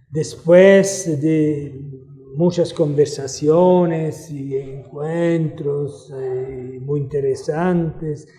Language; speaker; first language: Spanish; non-native, fluent; Italian